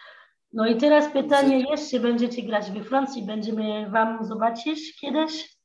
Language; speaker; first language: Polish; non-native, fluent; French